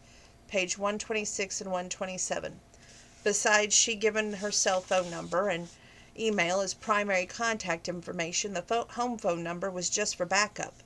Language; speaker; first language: English; native; English